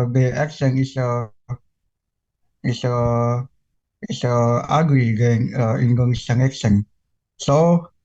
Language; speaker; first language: English; non-native, learner; Indonesian